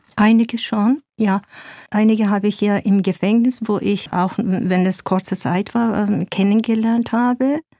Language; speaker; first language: German; non-native, fluent; Zaza